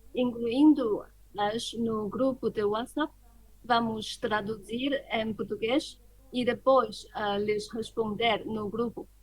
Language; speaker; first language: Portuguese; non-native, fluent; Chinese